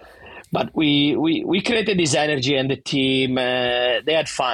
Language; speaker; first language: English; non-native, fluent; Italian